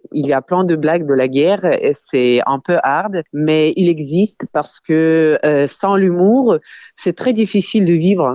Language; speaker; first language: French; non-native, fluent; Ukrainian